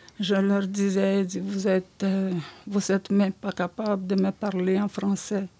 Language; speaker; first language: French; non-native, local second language; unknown